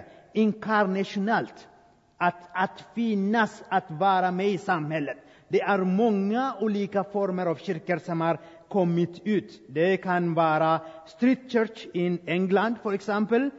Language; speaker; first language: Swedish; non-native, fluent; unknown